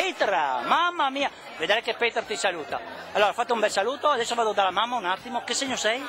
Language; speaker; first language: Italian; native; Italian